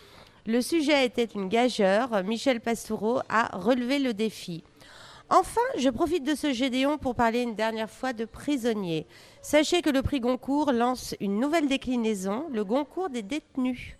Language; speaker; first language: French; native; French